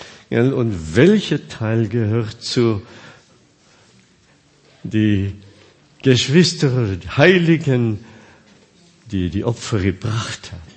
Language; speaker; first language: German; non-native, fluent; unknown